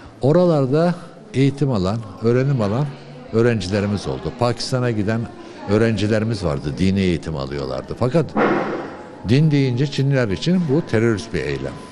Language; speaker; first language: Turkish; early bilingual, other home language; Uyghur